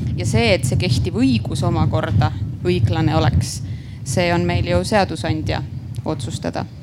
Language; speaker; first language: Estonian; native; Estonian